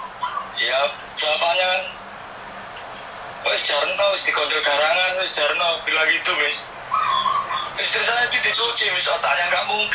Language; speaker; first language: Indonesian; non-native, local second language; Javanese